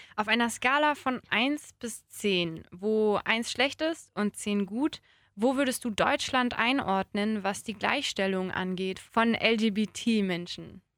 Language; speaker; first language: German; native; German